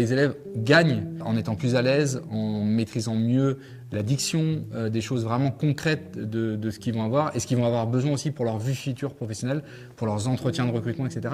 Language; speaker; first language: French; native; French